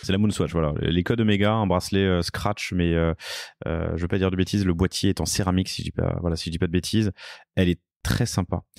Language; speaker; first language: French; native; French